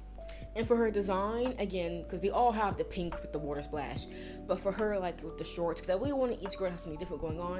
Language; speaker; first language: English; native; English